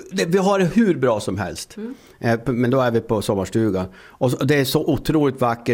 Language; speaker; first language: Swedish; native; Swedish